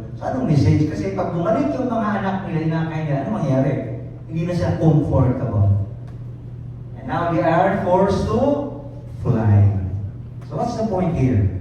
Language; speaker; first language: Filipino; non-native, local second language; Cebuano